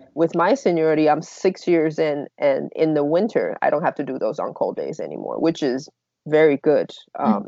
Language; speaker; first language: English; non-native, fluent; Chinese